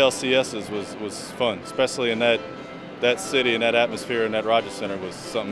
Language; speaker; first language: English; native; English